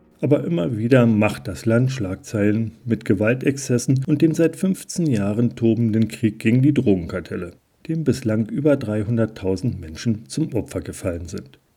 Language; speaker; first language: German; native; German